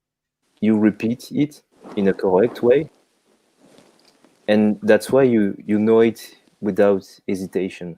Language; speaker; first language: English; non-native, fluent; French